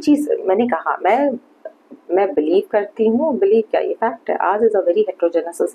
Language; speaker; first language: Hindi; native; Hindi